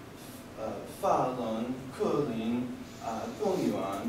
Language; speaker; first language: Chinese; non-native, learner; English